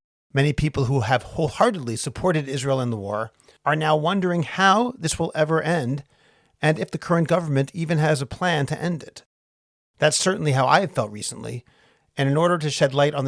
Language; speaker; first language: English; native; English